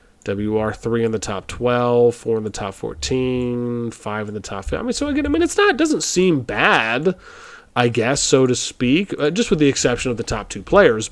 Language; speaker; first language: English; native; English